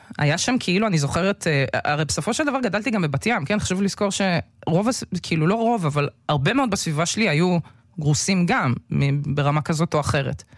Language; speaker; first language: Hebrew; early bilingual, other home language; Russian